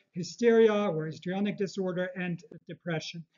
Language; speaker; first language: English; early bilingual, other home language; Turkish